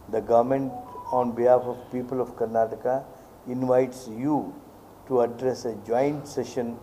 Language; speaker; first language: English; non-native, local second language; Kannada